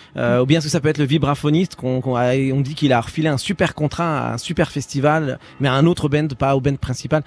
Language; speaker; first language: French; native; French